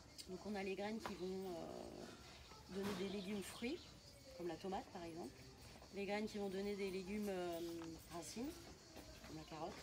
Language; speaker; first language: French; native; French